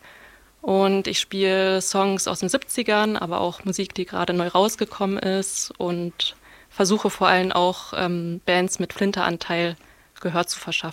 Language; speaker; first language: German; native; German